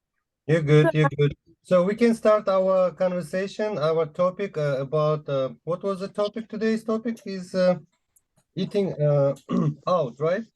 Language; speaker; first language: English; non-native, fluent; Uzbek